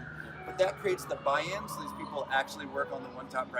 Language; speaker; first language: English; native; English